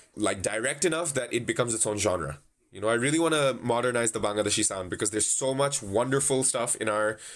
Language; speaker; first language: English; non-native, local second language; Bangla